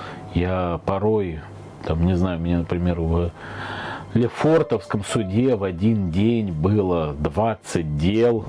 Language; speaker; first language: Russian; native; Russian